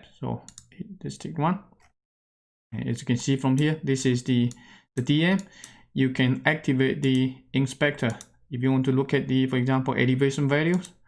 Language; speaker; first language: English; non-native, fluent; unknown